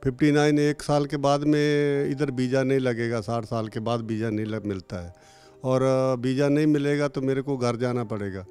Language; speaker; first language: Hindi; non-native, local second language; Malayalam